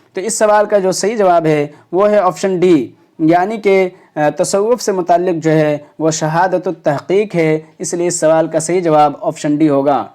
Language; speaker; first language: Urdu; native; Urdu